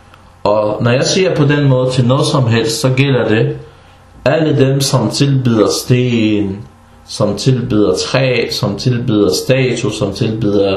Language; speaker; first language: Danish; non-native, fluent; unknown